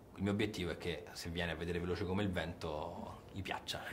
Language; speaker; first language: Italian; native; Italian